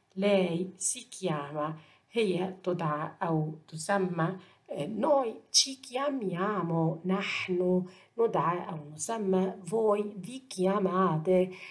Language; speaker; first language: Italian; non-native, fluent; Arabic